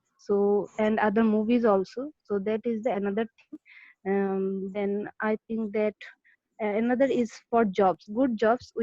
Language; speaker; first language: English; non-native, learner; Bangla